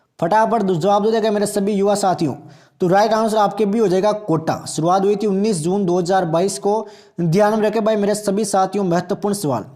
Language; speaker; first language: Hindi; native; Hindi